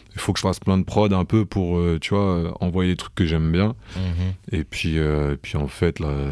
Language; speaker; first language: French; native; French